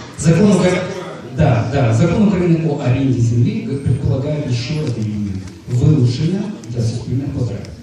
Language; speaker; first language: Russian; native; Russian